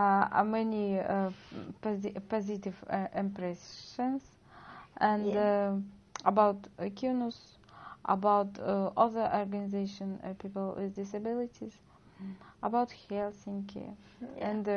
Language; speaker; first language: English; non-native, learner; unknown